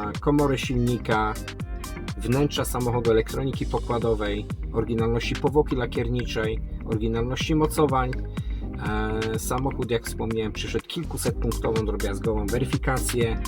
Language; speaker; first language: Polish; native; Polish